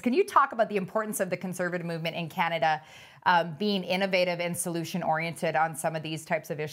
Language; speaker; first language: English; native; English